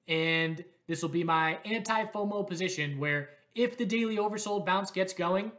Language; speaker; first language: English; native; English